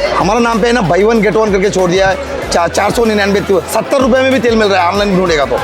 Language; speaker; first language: Hindi; non-native, local second language; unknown